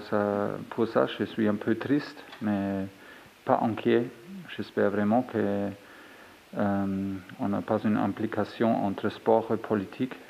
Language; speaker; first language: French; non-native, fluent; German